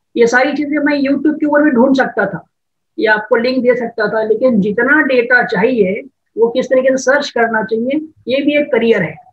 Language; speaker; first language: Hindi; non-native, local second language; Marathi